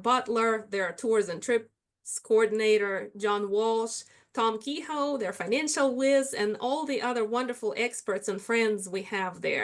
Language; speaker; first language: English; non-native, fluent; Russian